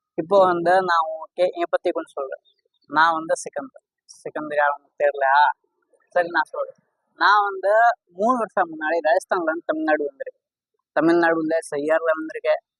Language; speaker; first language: Tamil; non-native, learner; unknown